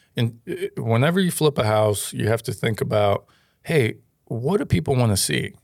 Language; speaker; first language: English; non-native, fluent; Ukrainian